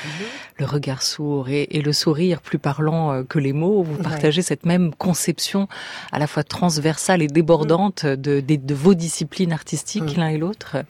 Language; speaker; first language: French; native; French